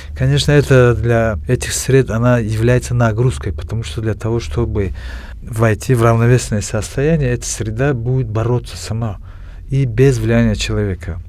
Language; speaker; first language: Russian; non-native, local second language; Tajik